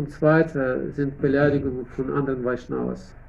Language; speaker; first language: German; non-native, fluent; Russian